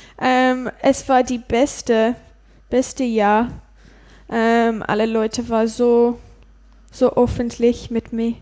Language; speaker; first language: German; non-native, learner; English